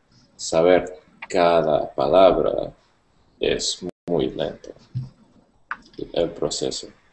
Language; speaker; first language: Spanish; non-native, learner; English